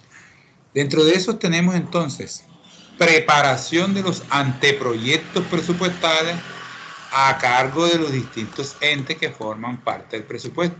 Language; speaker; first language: Spanish; native; Spanish